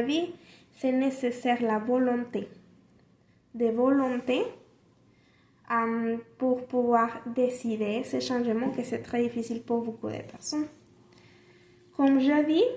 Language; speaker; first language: French; non-native, learner; Spanish